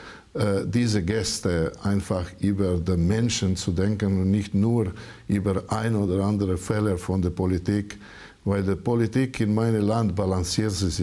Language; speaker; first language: German; non-native, learner; Croatian